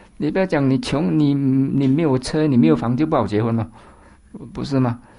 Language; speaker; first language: Chinese; native; Chinese